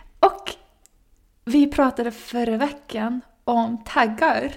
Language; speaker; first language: Swedish; non-native, learner; English